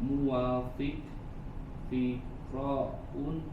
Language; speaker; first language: Arabic; non-native, learner; Indonesian